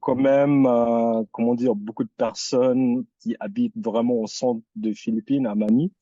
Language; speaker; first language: French; early bilingual, other home language; Filipino